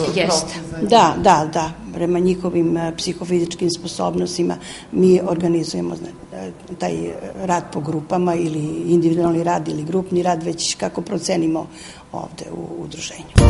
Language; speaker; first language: Serbian; native; Serbian